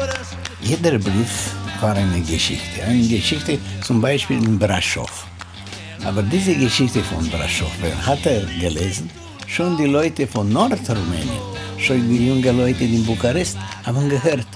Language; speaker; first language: German; non-native, learner; Romanian